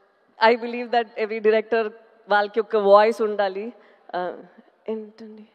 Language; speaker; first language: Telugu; non-native, local second language; Tamil